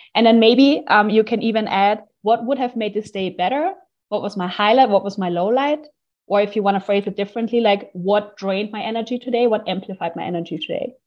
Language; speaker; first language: English; non-native, fluent; German